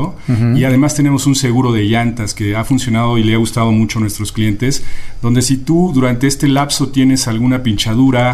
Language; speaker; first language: Spanish; native; Spanish